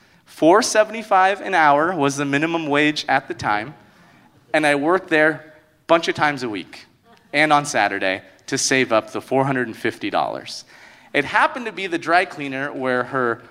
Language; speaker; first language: English; early bilingual, other home language; Spanish